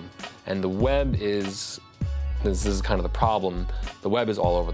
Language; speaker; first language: English; native; English